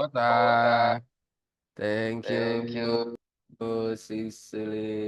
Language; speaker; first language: English; non-native, learner; Indonesian